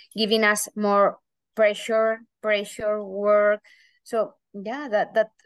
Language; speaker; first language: English; non-native, fluent; Spanish